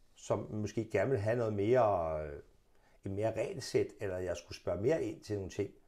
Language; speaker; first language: Danish; native; Danish